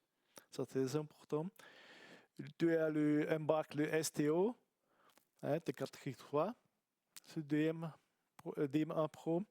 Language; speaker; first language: French; non-native, learner; Italian